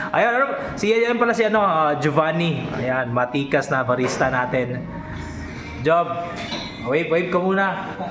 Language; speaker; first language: Filipino; non-native, local second language; Cebuano